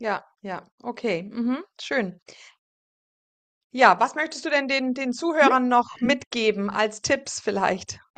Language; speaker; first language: German; native; German